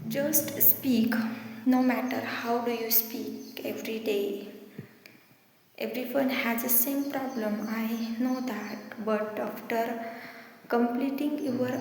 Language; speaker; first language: English; non-native, learner; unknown